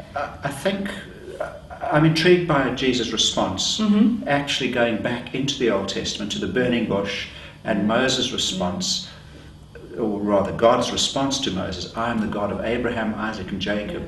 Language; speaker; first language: English; native; English